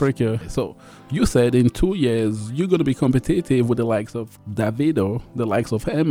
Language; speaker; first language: English; non-native, local second language; Igbo